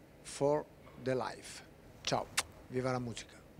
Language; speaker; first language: Italian; native; Italian